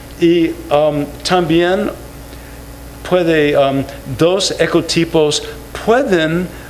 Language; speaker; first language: Spanish; non-native, fluent; English